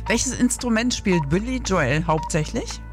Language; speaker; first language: German; native; German